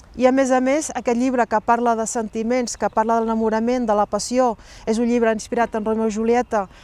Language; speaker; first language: Catalan; early bilingual, other home language; Riffian